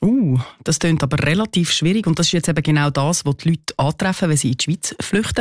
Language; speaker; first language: German; native; German